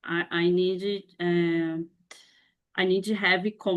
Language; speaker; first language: English; non-native, learner; Portuguese